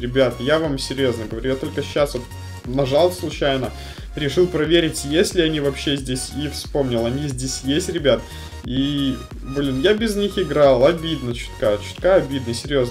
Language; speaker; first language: Russian; native; Russian